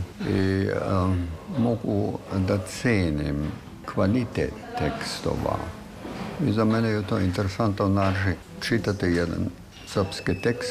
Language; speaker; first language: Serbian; non-native, fluent; German